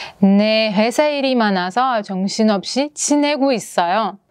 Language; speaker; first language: Korean; non-native, fluent; Russian